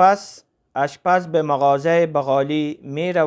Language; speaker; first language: Persian; non-native, fluent; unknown